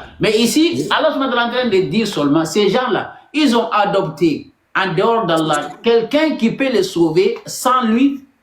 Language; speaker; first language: French; non-native, local second language; Bambara